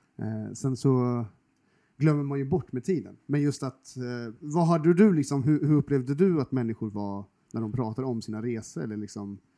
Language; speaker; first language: Swedish; native; Swedish